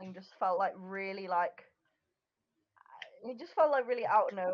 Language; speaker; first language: English; native; English